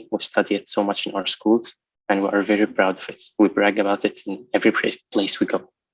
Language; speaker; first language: English; non-native, local second language; Arabic